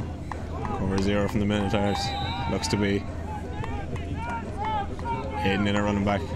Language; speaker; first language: English; native; English